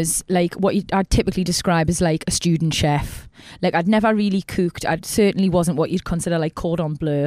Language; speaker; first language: English; native; English